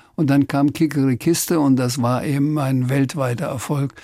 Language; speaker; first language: German; native; German